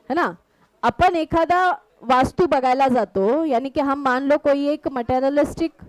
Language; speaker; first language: Hindi; non-native, local second language; Marathi